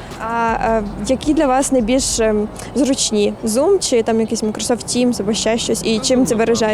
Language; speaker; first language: Ukrainian; native; Ukrainian